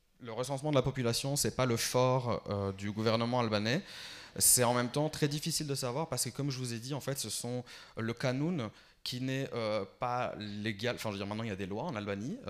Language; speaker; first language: French; early bilingual, other home language; Albanian